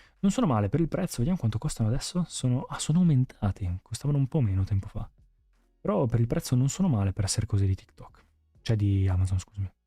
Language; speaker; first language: Italian; native; Italian